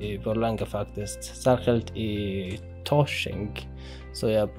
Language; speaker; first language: Swedish; non-native, local second language; Arabic